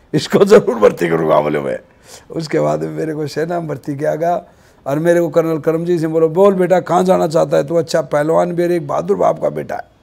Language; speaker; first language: Hindi; native; Hindi